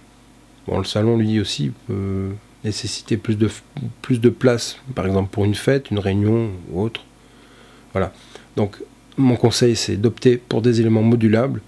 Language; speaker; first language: French; native; French